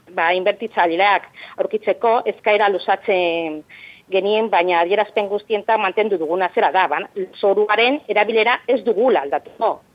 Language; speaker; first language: Basque; non-native, local second language; Spanish